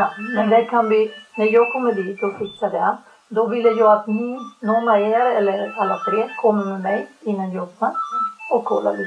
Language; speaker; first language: Swedish; non-native, fluent; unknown